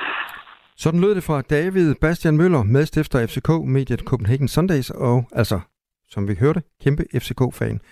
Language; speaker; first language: Danish; native; Danish